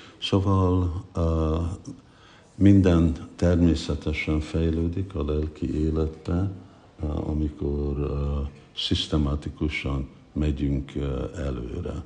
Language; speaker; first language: Hungarian; early bilingual, heritage; Hungarian